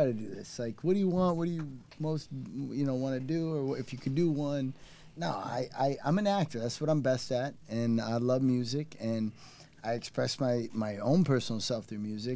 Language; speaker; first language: English; native; English